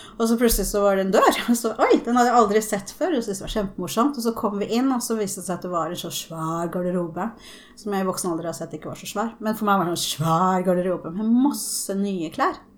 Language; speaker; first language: Norwegian; early bilingual, other home language; Spanish